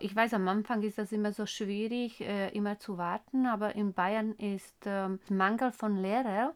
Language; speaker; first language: German; non-native, fluent; Slovak